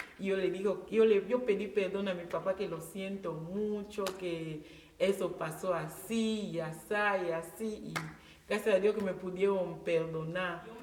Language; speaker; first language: Spanish; non-native, local second language; Fang